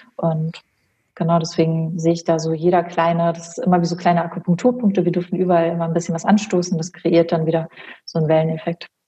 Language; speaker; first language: German; early bilingual, other home language; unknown